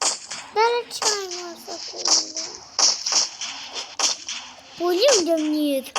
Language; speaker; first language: Romanian; early bilingual, heritage; Romanian